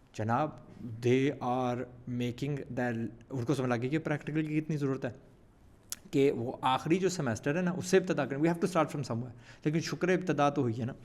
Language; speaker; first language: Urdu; early bilingual, heritage; Urdu